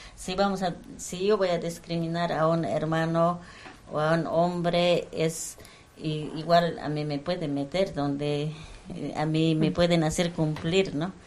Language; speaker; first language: Spanish; non-native, local second language; Aymara